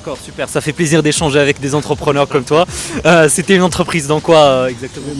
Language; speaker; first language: French; native; French